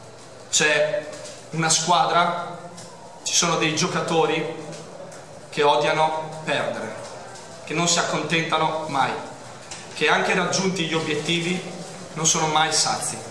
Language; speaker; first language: Italian; native; Italian